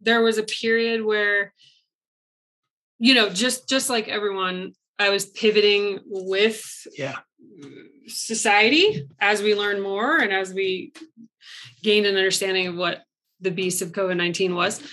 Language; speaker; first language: English; native; English